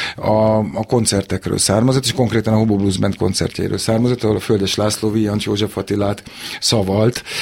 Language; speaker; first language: Hungarian; native; Hungarian